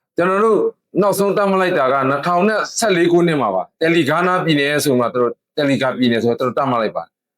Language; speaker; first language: Burmese; non-native, local second language; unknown